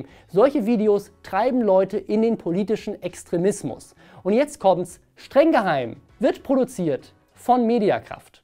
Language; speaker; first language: German; native; German